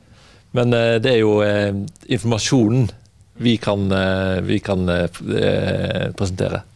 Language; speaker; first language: Norwegian; non-native, fluent; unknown